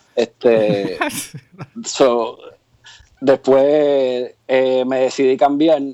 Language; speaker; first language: Spanish; native; Spanish